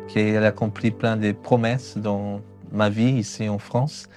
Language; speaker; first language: French; non-native, fluent; Portuguese